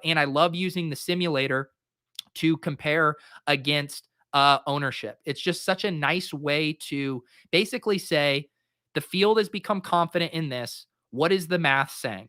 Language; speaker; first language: English; native; English